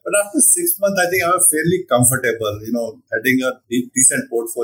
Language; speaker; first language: English; non-native, local second language; Punjabi